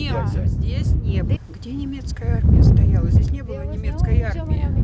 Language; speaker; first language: Russian; native; Russian